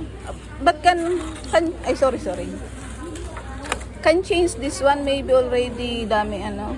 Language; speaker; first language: English; non-native, local second language; Filipino